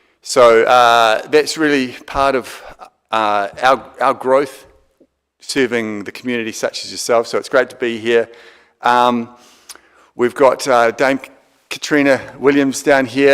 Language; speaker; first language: English; native; English